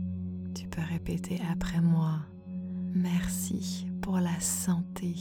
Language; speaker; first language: French; native; French